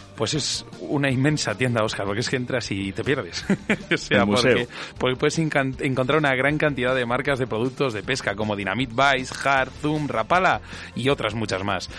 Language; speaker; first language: Spanish; native; Spanish